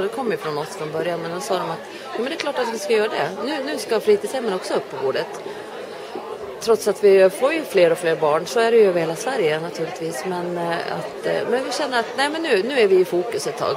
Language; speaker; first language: Swedish; native; Swedish